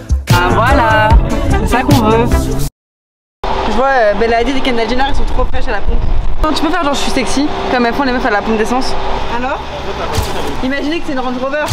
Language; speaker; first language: French; native; French